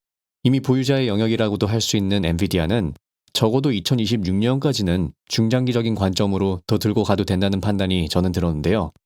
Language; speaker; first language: Korean; native; Korean